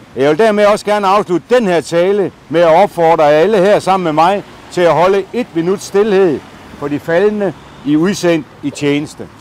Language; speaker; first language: Danish; native; Danish